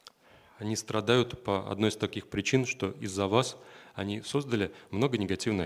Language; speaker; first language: Russian; native; Russian